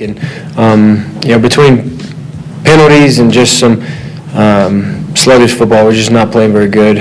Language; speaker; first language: English; native; English